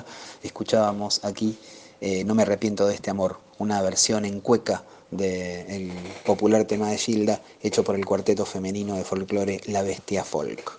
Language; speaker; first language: Spanish; native; Spanish